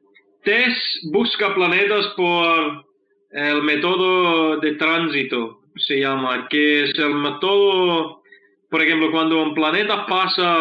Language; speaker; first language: Spanish; non-native, fluent; English